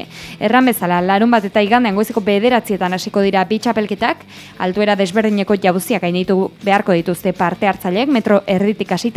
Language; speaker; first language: Basque; native; Basque